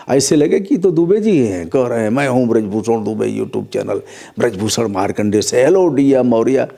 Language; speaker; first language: Hindi; native; Hindi